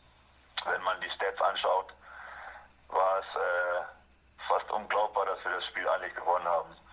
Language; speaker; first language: German; non-native, fluent; Afrikaans